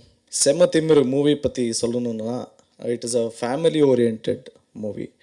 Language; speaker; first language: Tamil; non-native, learner; Kannada